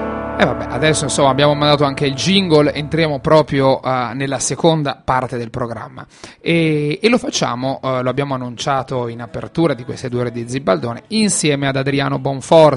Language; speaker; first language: Italian; native; Italian